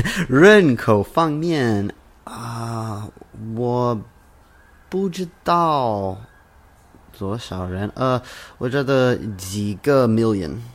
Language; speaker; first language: Chinese; non-native, learner; English